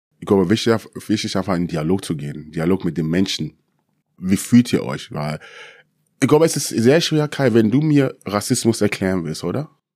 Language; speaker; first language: German; early bilingual, other home language; Akan